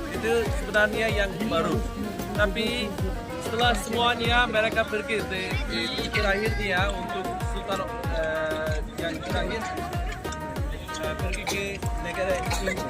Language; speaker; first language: Indonesian; non-native, fluent; Turkish